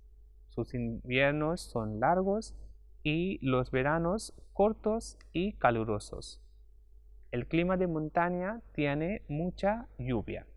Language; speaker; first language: Spanish; non-native, fluent; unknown